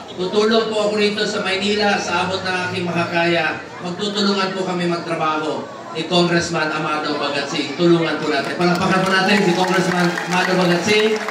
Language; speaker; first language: Filipino; non-native, local second language; Cebuano